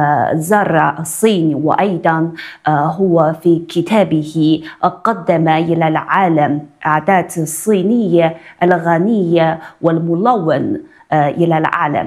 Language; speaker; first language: Arabic; non-native, fluent; Chinese